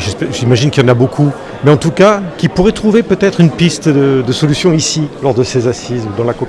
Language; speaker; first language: French; native; French